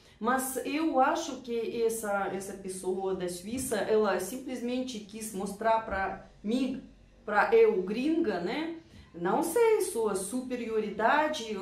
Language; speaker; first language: Portuguese; non-native, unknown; Russian